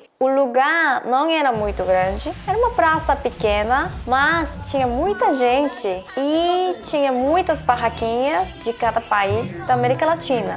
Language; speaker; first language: Portuguese; non-native, fluent; Korean